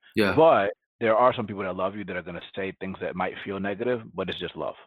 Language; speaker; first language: English; early bilingual, other home language; Spanish